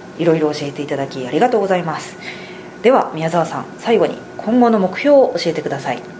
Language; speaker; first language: Japanese; native; Japanese